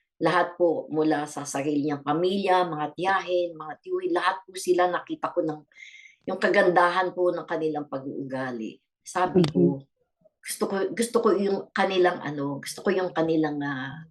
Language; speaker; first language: Filipino; native; Filipino